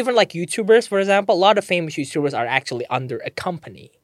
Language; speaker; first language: English; non-native, fluent; Indonesian